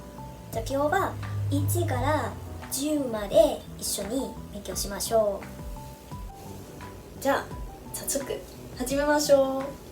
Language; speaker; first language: Japanese; non-native, fluent; Vietnamese